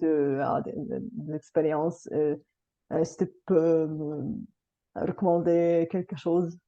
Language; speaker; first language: French; non-native, fluent; Bulgarian